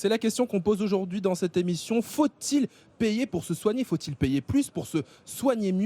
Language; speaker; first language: French; native; French